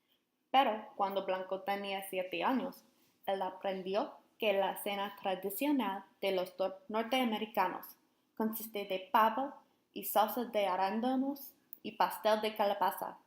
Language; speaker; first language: Spanish; non-native, learner; English